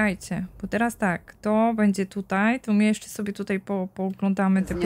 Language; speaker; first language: Polish; native; Polish